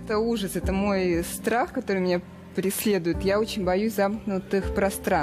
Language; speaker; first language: Russian; native; Russian